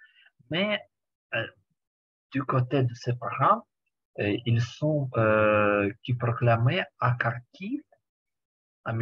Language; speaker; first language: French; non-native, learner; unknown